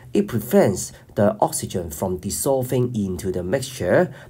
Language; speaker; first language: English; non-native, local second language; Cantonese